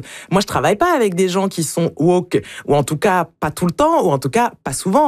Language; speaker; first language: French; native; French